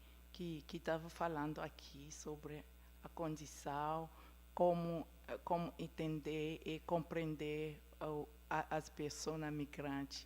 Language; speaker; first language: Portuguese; non-native, fluent; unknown